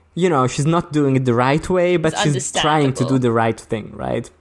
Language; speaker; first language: English; early bilingual, other home language; Hungarian